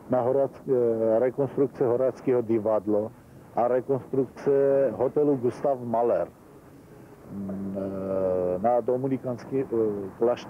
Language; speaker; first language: Czech; non-native, learner; Armenian